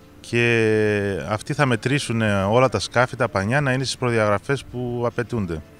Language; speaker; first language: Greek; native; Greek